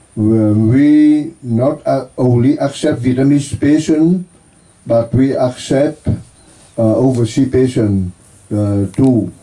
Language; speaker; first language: English; non-native, learner; Vietnamese